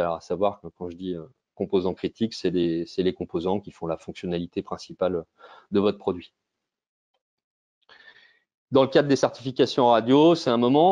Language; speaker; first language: French; native; French